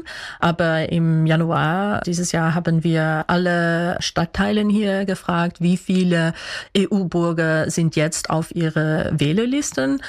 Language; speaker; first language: German; non-native, fluent; Dutch